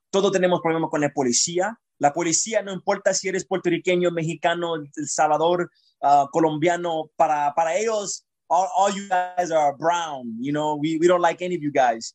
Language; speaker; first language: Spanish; early bilingual, heritage; Spanish